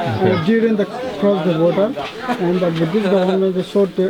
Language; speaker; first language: English; non-native, learner; Rohingya